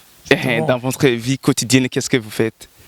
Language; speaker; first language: French; non-native, local second language; Rundi